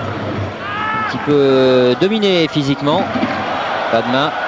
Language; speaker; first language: French; native; French